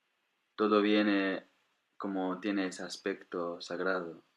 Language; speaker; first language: Spanish; non-native, fluent; English